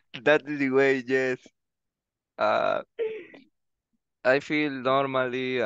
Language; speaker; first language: English; non-native, learner; Spanish